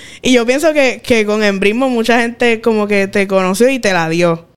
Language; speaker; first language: Spanish; native; Spanish